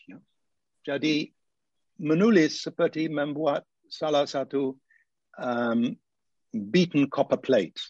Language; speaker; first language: Indonesian; non-native, fluent; English